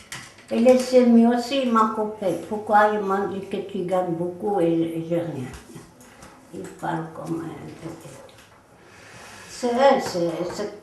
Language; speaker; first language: French; non-native, learner; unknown